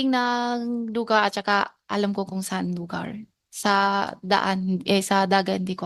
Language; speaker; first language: Filipino; non-native, learner; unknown